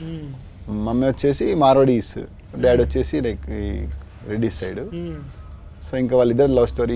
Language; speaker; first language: Telugu; native; Telugu